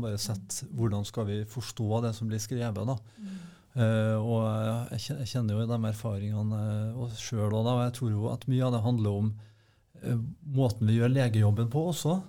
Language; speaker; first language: Norwegian; native; Norwegian